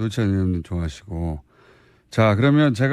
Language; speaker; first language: Korean; native; Korean